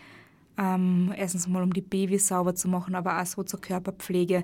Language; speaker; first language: German; native; German